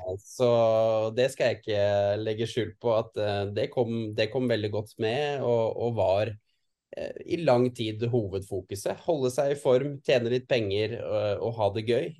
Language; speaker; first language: Norwegian; native; Norwegian